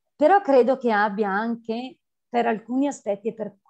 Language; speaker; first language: Italian; native; Italian